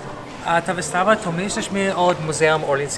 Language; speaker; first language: Polish; early bilingual, other home language; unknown